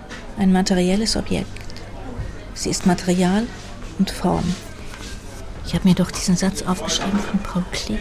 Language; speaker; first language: German; native; German